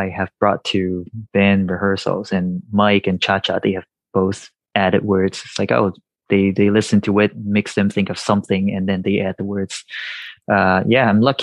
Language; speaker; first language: English; non-native, local second language; Cantonese